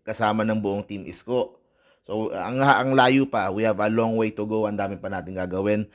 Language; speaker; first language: Filipino; native; Filipino